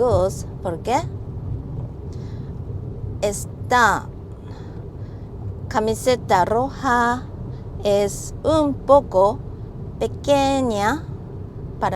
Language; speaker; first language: Spanish; non-native, learner; Japanese